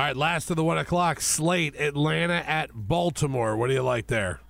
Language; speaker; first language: English; native; English